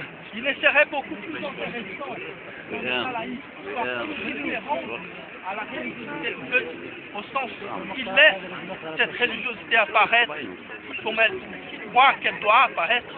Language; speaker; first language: French; non-native, fluent; Portuguese